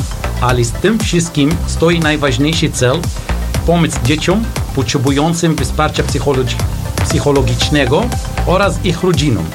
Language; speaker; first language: Polish; non-native, learner; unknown